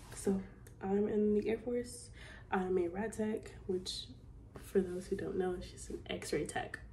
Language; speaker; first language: English; native; English